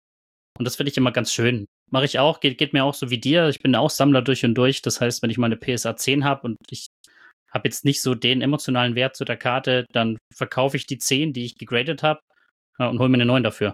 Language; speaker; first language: German; native; German